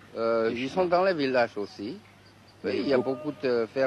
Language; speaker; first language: French; non-native, fluent; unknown